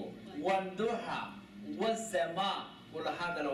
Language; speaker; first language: Arabic; non-native, learner; Chinese